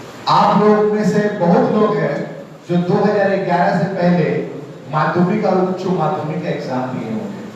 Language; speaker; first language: Hindi; native; Hindi